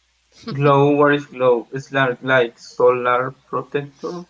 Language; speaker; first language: English; non-native, learner; Spanish